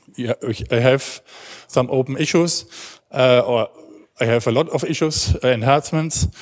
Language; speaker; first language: English; non-native, learner; German